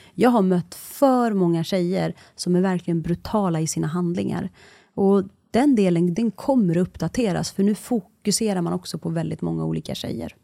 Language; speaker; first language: Swedish; early bilingual, other home language; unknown